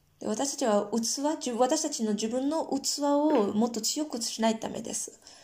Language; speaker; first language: Japanese; non-native, fluent; Korean